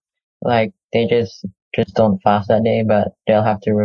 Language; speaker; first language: English; non-native, local second language; Malay